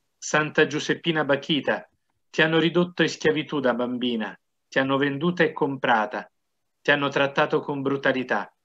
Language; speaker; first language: Italian; native; Italian